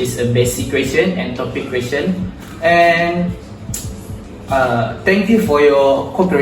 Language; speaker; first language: English; non-native, local second language; Malay